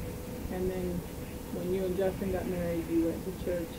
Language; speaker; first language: English; native; English